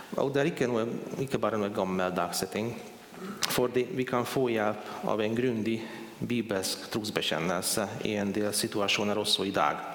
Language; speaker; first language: Swedish; non-native, fluent; Hungarian